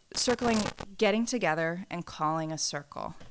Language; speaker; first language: English; native; English